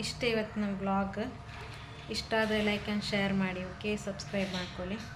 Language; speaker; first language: Kannada; non-native, local second language; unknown